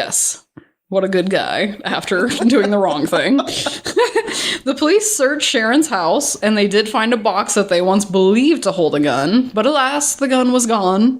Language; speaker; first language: English; native; English